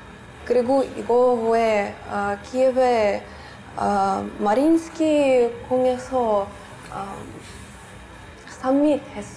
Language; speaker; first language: Korean; non-native, learner; Ukrainian